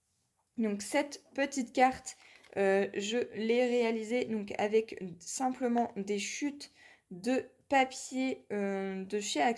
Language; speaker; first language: French; native; French